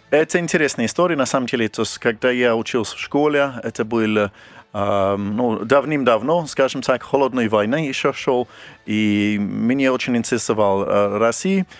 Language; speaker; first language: Russian; non-native, fluent; English